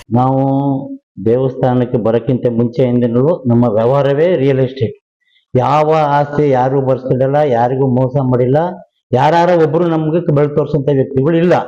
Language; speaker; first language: Kannada; native; Kannada